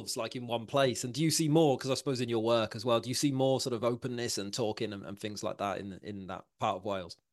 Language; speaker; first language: English; native; English